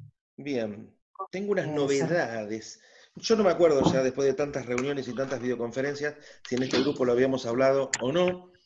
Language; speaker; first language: Spanish; native; Spanish